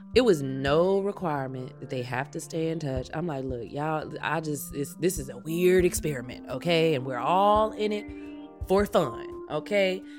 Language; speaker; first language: English; native; English